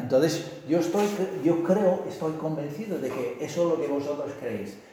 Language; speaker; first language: Spanish; non-native, fluent; English